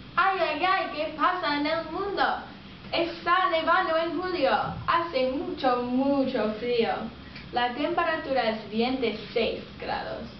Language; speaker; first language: Spanish; non-native, learner; English